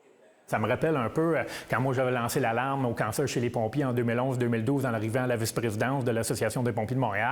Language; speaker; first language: French; native; French